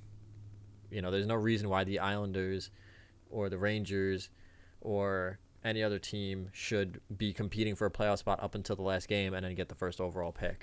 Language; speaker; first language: English; native; English